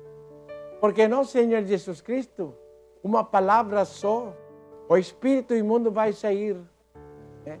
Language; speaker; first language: Portuguese; non-native, learner; Filipino